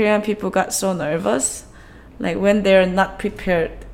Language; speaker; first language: English; non-native, fluent; Korean